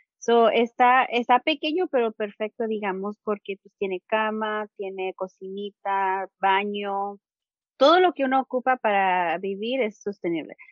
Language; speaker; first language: Spanish; early bilingual, heritage; Spanish